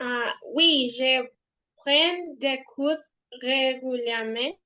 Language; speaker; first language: French; non-native, learner; Spanish